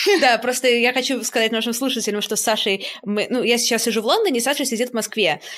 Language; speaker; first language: Russian; native; Russian